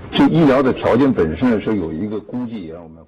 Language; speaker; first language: Chinese; native; Chinese